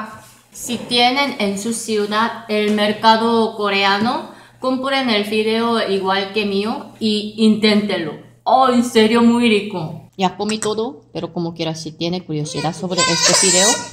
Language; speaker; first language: Spanish; non-native, fluent; Korean